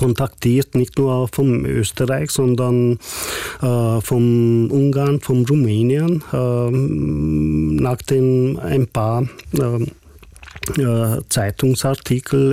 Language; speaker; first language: German; non-native, fluent; Hungarian